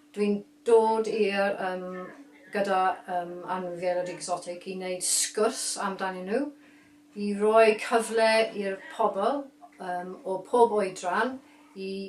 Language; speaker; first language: Welsh; non-native, learner; English